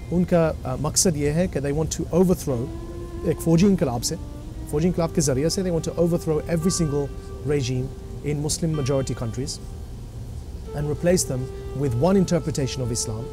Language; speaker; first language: Urdu; early bilingual, other home language; English